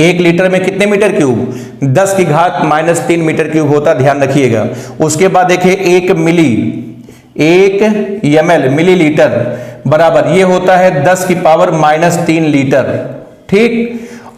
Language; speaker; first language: Hindi; native; Hindi